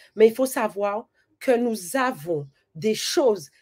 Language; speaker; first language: French; native; French